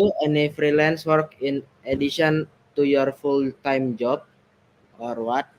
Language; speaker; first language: English; non-native, learner; Indonesian